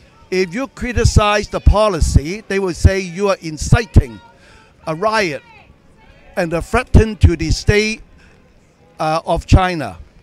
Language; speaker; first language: English; non-native, local second language; Cantonese